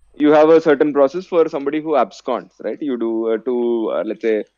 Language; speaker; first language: English; non-native, local second language; Telugu